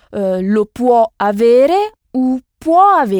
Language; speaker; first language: Italian; non-native, fluent; French